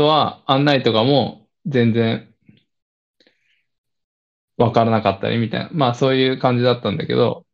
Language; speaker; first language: Japanese; early bilingual, other home language; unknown